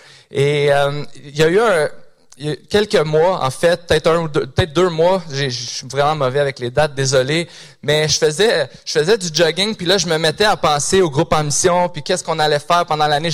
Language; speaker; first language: French; native; French